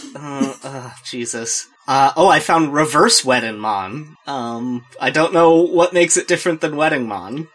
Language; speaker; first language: English; native; English